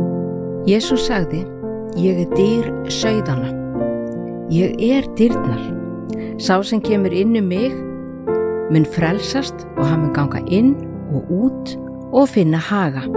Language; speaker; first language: Icelandic; native; Icelandic